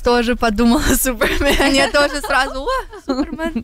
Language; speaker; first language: Russian; early bilingual, heritage; Russian